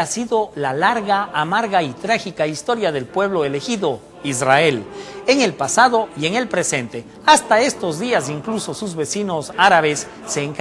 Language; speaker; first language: Spanish; native; Spanish